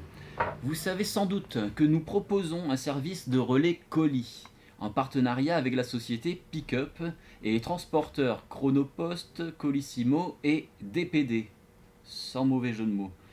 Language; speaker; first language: French; native; French